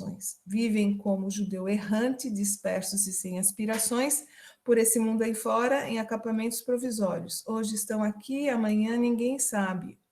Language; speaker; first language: Portuguese; native; Portuguese